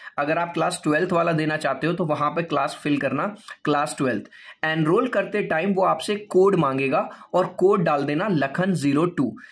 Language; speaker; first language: Hindi; native; Hindi